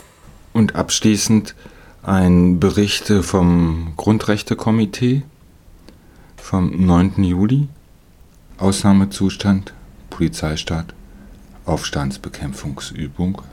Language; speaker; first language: German; native; German